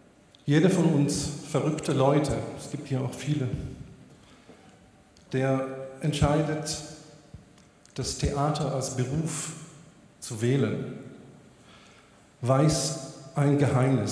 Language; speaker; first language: German; non-native, fluent; Hebrew